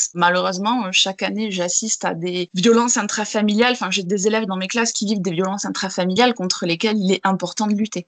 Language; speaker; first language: French; native; French